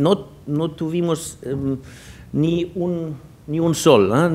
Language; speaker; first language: Spanish; non-native, fluent; German